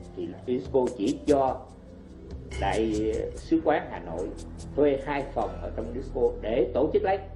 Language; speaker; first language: Vietnamese; native; Vietnamese